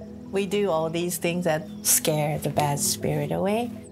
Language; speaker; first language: English; non-native, fluent; Japanese